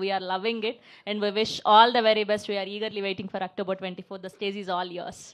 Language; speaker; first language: Telugu; native; Telugu